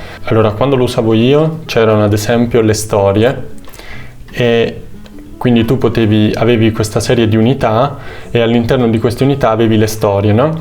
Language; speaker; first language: Italian; native; Italian